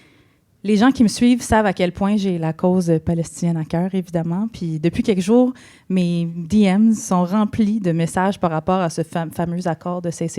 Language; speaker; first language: French; native; French